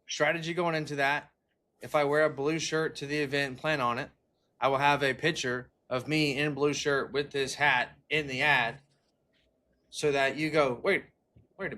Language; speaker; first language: English; native; English